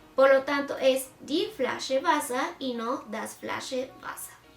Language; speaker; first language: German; non-native, fluent; Spanish